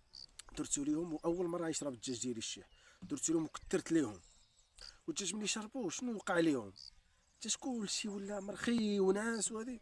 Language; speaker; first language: Arabic; native; Arabic